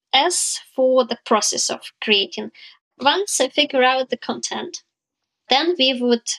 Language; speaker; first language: English; non-native, fluent; Ukrainian